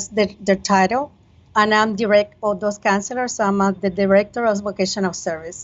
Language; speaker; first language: English; non-native, fluent; Spanish